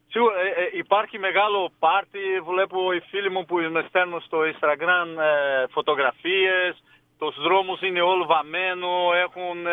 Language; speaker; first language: Greek; non-native, fluent; Portuguese